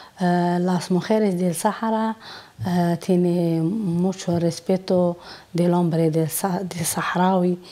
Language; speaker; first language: Spanish; non-native, learner; Arabic